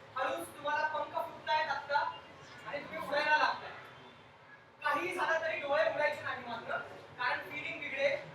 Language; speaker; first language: Marathi; non-native, local second language; Telugu